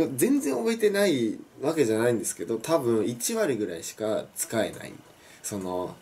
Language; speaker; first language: Japanese; non-native, fluent; English